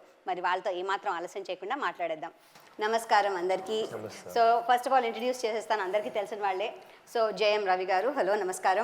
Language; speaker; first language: Telugu; native; Telugu